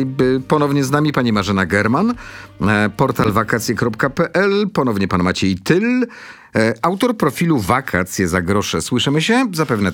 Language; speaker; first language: Polish; native; Polish